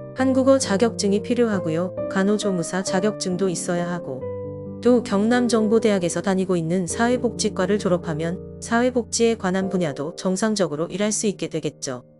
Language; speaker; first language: Korean; non-native, fluent; Vietnamese